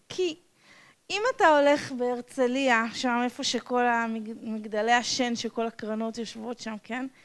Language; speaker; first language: Hebrew; non-native, fluent; English